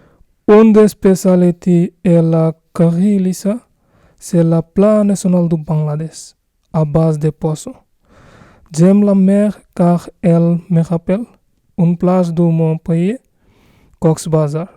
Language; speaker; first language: French; non-native, learner; Bangla